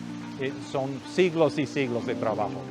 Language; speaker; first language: Spanish; non-native, fluent; English